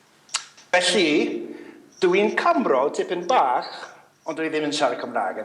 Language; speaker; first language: Welsh; non-native, learner; English